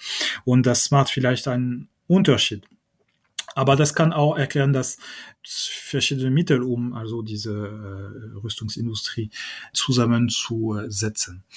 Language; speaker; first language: German; non-native, fluent; French